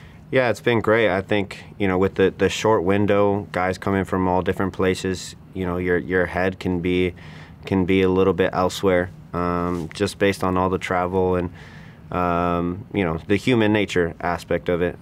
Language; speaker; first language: English; early bilingual, other home language; Spanish